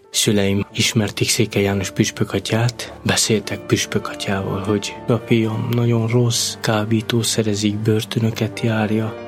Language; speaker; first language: Hungarian; non-native, local second language; Romany